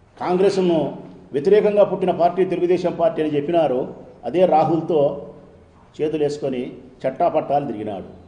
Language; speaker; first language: Telugu; native; Telugu